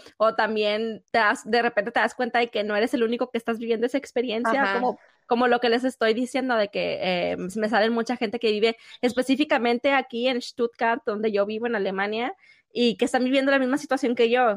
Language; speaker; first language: Spanish; native; Spanish